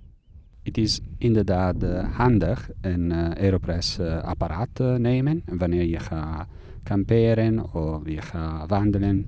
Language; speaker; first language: Dutch; non-native, fluent; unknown